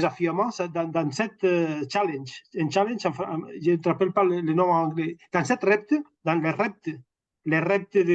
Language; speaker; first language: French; non-native, fluent; Catalan